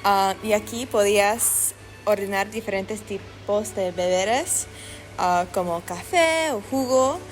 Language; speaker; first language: Spanish; non-native, learner; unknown